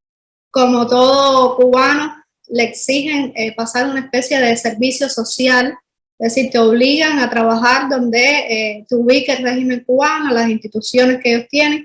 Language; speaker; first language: Spanish; native; Spanish